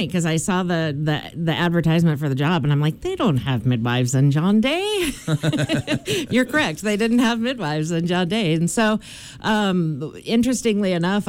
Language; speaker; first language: English; native; English